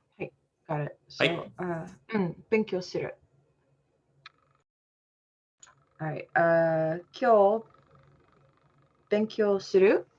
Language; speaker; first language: Japanese; non-native, learner; English